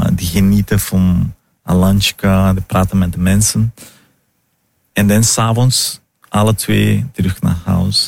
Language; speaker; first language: Dutch; non-native, fluent; Portuguese